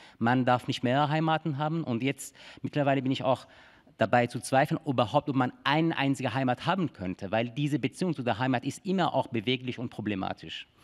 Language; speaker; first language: German; non-native, fluent; Persian